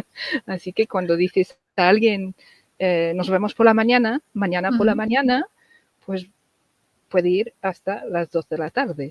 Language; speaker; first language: Spanish; non-native, fluent; English